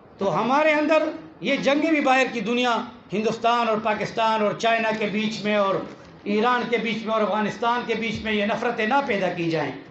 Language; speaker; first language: Urdu; non-native, local second language; Pashto